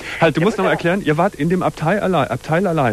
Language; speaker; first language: German; native; German